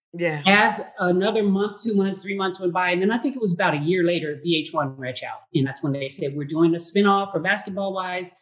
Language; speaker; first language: English; native; English